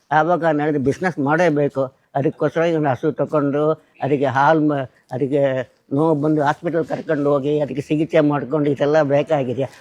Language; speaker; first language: Kannada; non-native, local second language; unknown